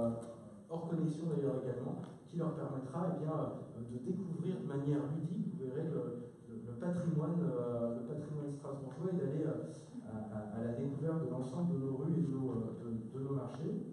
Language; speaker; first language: French; native; French